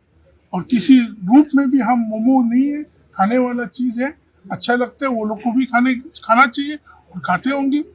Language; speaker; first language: Hindi; non-native, local second language; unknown